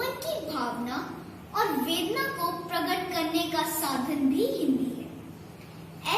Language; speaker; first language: Hindi; native; Hindi